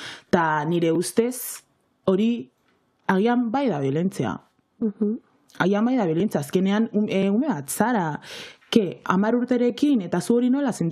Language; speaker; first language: Basque; non-native, local second language; Spanish